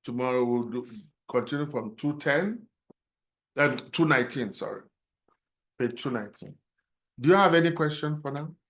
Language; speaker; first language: English; non-native, local second language; Yoruba